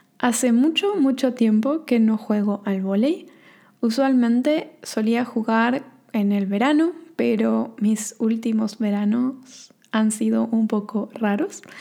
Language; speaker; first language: Spanish; native; Spanish